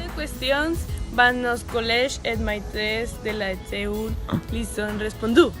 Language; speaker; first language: French; non-native, learner; Spanish